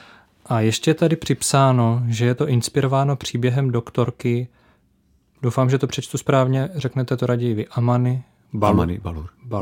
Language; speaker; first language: Czech; native; Czech